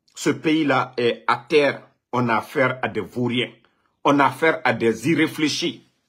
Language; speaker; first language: French; non-native, local second language; Mandingo